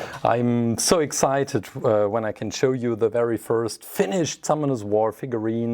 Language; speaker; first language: English; non-native, fluent; German